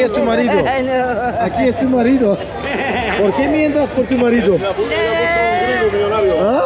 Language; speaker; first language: Spanish; non-native, learner; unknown